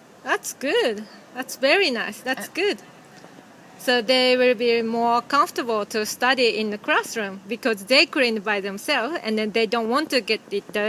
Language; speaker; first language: English; non-native, fluent; Japanese